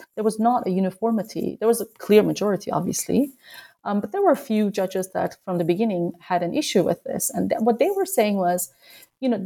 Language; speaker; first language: English; non-native, fluent; Turkish